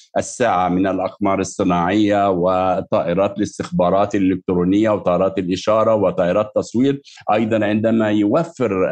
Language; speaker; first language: Arabic; native; Arabic